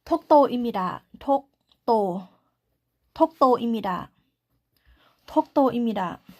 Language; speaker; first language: Korean; non-native, learner; Thai